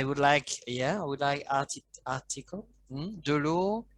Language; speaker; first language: English; non-native, learner; French